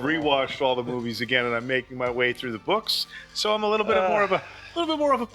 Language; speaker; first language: English; native; English